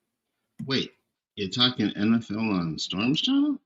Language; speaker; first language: English; native; English